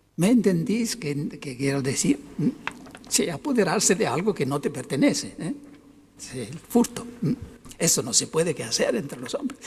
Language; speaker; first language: Spanish; non-native, fluent; Italian